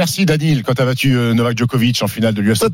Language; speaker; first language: French; native; French